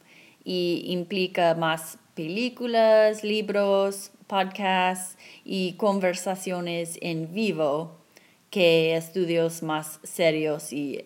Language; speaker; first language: Spanish; non-native, fluent; English